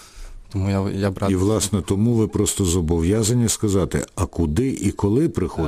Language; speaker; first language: Ukrainian; native; Ukrainian